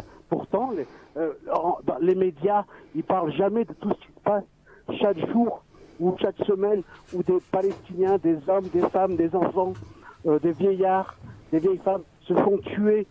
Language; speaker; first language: French; native; French